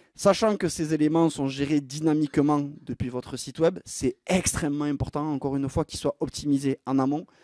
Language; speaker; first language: French; native; French